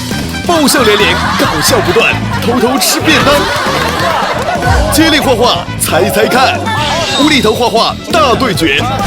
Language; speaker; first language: Chinese; native; Chinese